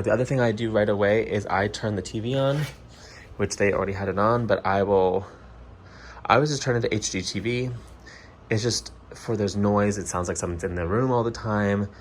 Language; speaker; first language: English; native; English